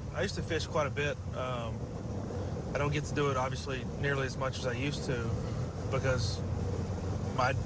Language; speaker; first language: English; native; English